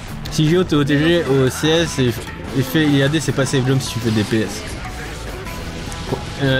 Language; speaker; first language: French; native; French